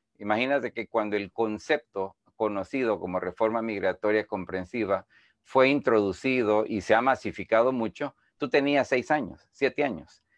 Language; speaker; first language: Spanish; native; Spanish